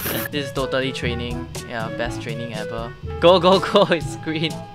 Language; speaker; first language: English; non-native, local second language; Korean